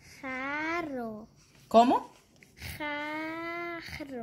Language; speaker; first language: Spanish; early bilingual, heritage; German